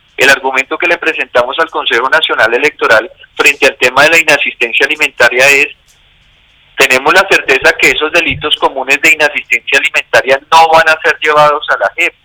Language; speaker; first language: Spanish; native; Spanish